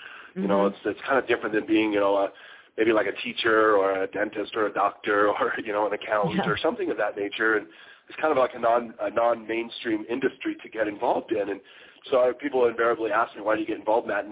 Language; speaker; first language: English; native; English